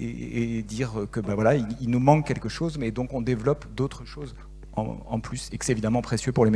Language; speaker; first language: French; native; French